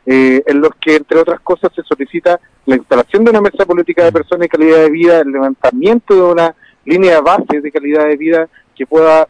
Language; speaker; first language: Spanish; native; Spanish